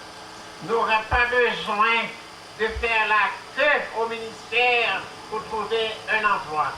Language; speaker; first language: French; non-native, local second language; Haitian Creole